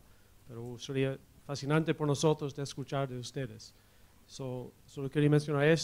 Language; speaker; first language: Spanish; non-native, fluent; English